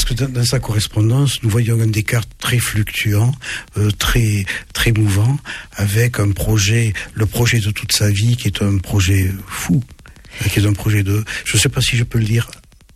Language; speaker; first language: French; native; French